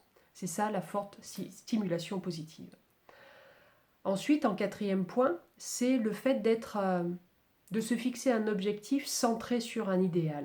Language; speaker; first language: French; native; French